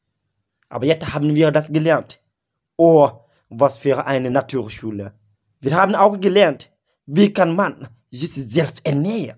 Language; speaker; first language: German; non-native, learner; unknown